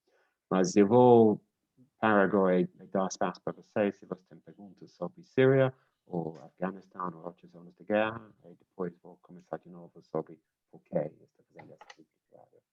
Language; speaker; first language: Portuguese; non-native, learner; English